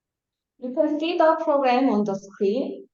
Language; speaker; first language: English; non-native, learner; Korean